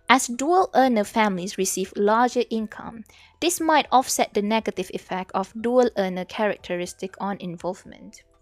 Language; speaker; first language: English; non-native, local second language; Malay